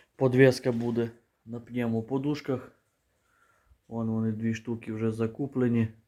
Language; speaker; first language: Ukrainian; native; Ukrainian